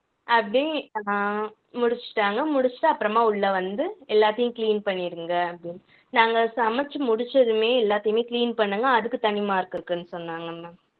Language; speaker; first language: Tamil; native; Tamil